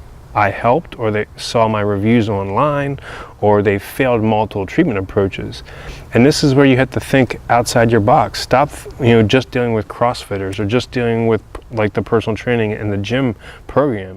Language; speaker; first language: English; native; English